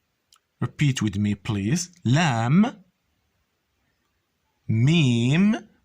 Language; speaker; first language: English; non-native, fluent; Arabic